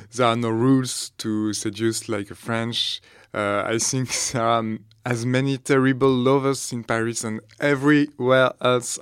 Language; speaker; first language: English; non-native, fluent; French